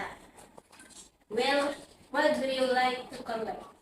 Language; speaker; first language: English; non-native, learner; Indonesian